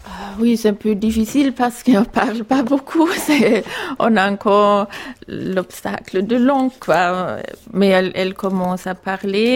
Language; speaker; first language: French; non-native, fluent; German